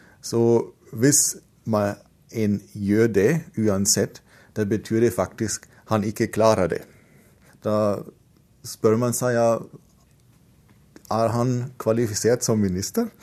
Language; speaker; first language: Norwegian; non-native, fluent; German